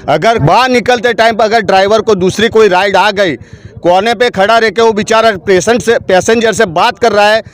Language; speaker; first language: Hindi; non-native, local second language; Gujarati